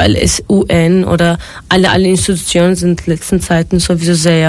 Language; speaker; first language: German; non-native, fluent; Turkish